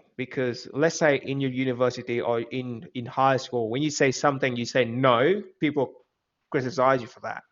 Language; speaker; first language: English; non-native, fluent; Vietnamese